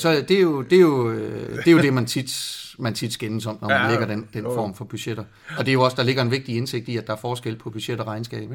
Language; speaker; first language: Danish; native; Danish